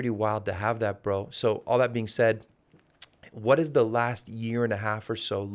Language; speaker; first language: English; native; English